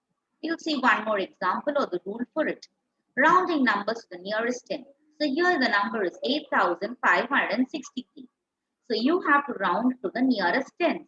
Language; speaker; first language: English; non-native, local second language; Tamil